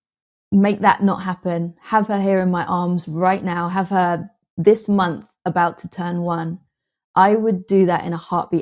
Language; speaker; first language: English; native; English